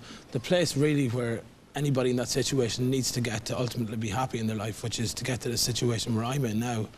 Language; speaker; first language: English; native; English